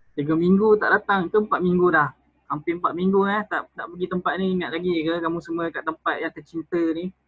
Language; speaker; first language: Malay; native; Malay